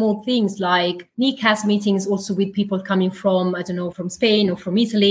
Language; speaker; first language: English; non-native, fluent; Italian